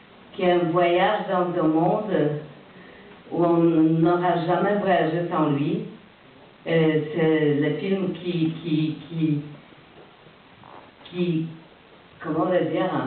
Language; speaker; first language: French; non-native, fluent; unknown